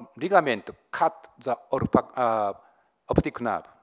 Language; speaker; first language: English; non-native, learner; Japanese